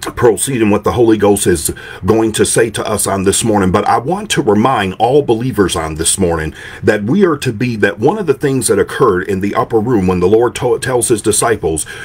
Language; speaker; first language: English; native; English